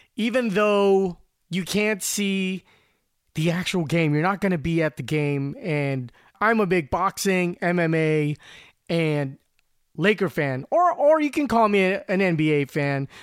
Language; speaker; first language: English; non-native, local second language; Filipino